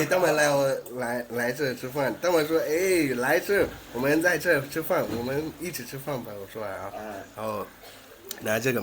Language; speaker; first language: Chinese; non-native, learner; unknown